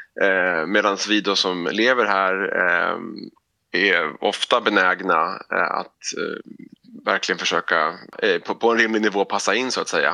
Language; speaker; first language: Swedish; native; Swedish